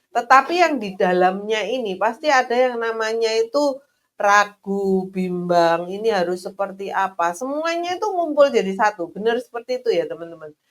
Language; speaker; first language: Indonesian; native; Indonesian